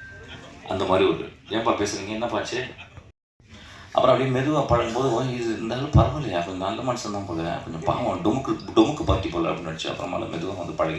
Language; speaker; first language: Tamil; native; Tamil